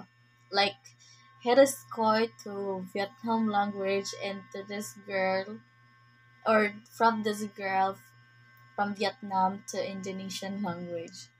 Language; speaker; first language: English; non-native, learner; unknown